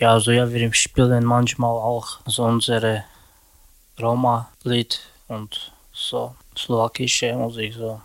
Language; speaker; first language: German; non-native, learner; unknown